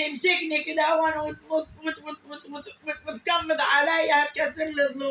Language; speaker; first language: Arabic; native; Arabic